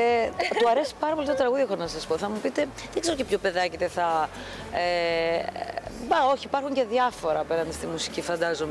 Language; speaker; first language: Greek; native; Greek